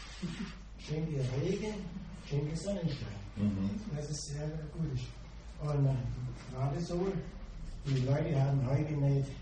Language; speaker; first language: German; non-native, fluent; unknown